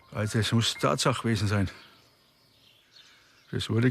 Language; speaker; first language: German; native; German